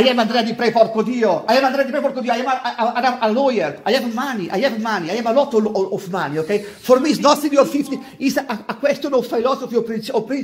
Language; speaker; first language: English; non-native, learner; Italian